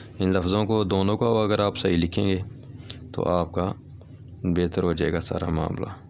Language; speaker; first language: Urdu; non-native, local second language; Punjabi